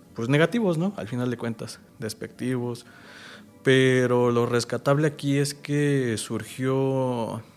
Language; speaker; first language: Spanish; native; Spanish